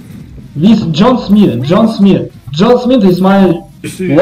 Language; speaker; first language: English; non-native, learner; Russian